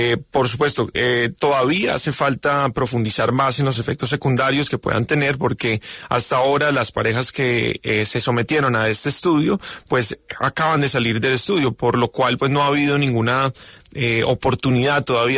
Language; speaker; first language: Spanish; native; Spanish